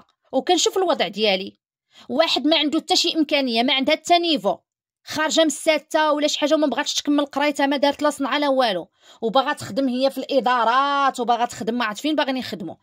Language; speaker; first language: Arabic; native; Arabic